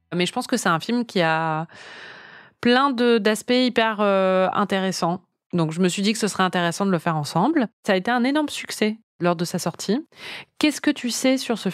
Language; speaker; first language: French; native; French